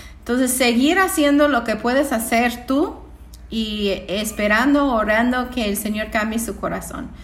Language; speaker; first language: Spanish; non-native, fluent; English